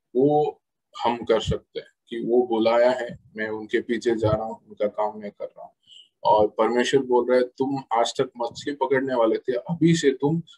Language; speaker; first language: Hindi; non-native, local second language; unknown